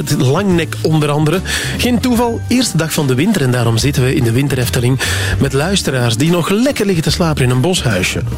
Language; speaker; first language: Dutch; native; Dutch